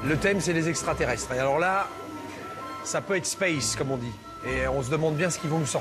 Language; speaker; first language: French; native; French